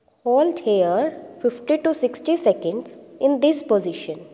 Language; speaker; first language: English; non-native, local second language; Hindi